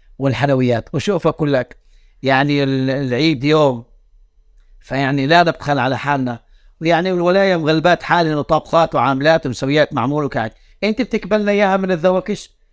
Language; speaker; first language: Arabic; native; Arabic